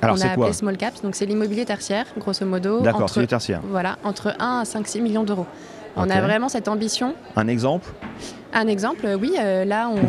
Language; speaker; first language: French; native; French